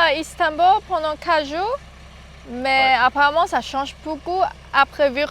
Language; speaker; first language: French; non-native, learner; Chinese